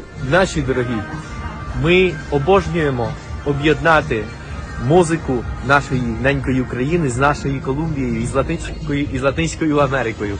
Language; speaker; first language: Ukrainian; non-native, fluent; Spanish